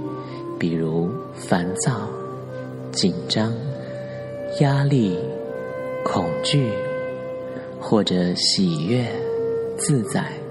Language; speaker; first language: Chinese; native; Chinese